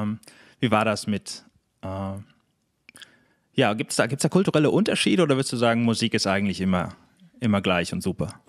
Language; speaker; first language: German; native; German